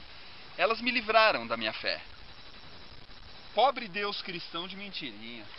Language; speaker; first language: Portuguese; native; Portuguese